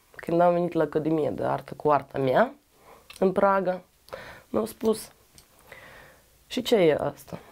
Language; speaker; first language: Romanian; non-native, learner; Russian